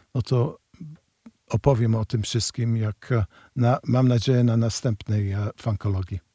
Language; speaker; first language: Polish; early bilingual, heritage; Polish